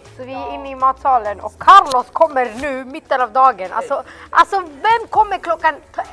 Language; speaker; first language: Swedish; native; Swedish